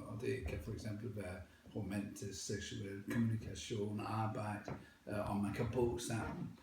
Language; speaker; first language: Danish; non-native, fluent; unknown